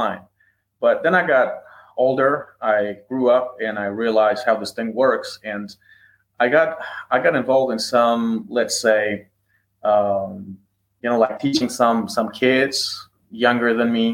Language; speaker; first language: English; non-native, fluent; Persian